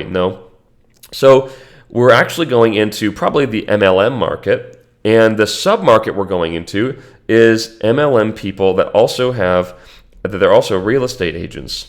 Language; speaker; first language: English; native; English